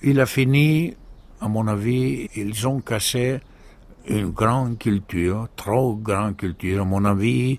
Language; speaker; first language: French; non-native, learner; Greek